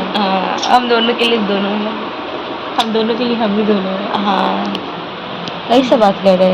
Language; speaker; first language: Hindi; non-native, local second language; Bangla